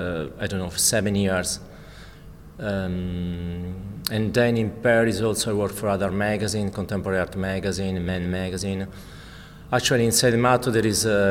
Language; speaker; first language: English; non-native, fluent; Italian